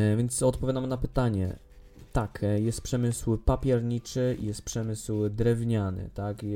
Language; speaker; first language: Polish; native; Polish